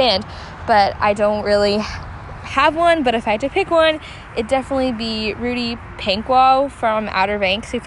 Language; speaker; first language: English; native; English